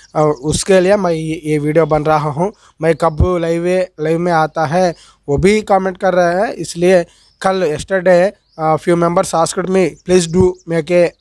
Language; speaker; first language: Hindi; non-native, local second language; Telugu